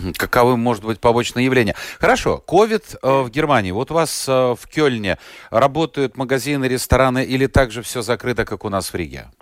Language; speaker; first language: Russian; native; Russian